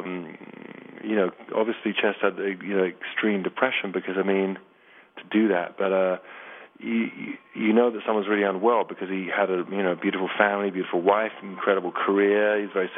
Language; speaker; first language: English; native; English